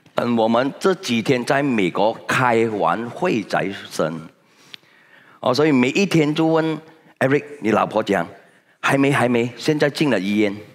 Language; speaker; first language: Chinese; native; Chinese